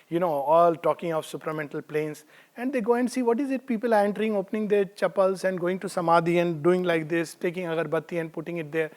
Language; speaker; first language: English; non-native, local second language; Hindi